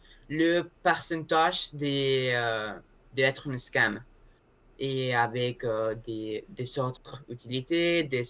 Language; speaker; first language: French; non-native, learner; Spanish